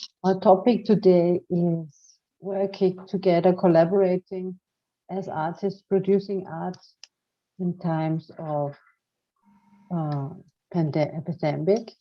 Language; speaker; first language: English; non-native, fluent; German